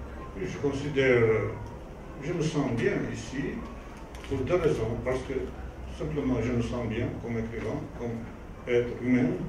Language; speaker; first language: French; non-native, fluent; Albanian